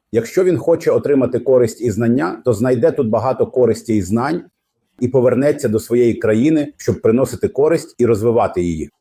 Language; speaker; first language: Ukrainian; non-native, fluent; Arabic